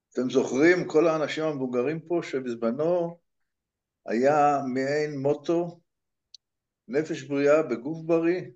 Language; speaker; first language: Hebrew; native; Hebrew